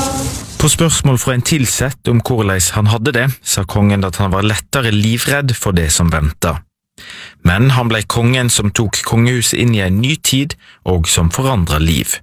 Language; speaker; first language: Norwegian; native; Norwegian